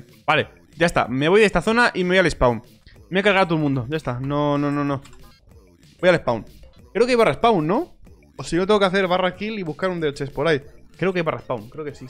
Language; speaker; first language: Spanish; native; Spanish